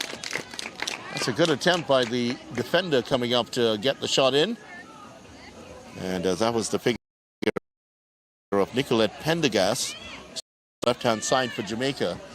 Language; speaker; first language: English; native; English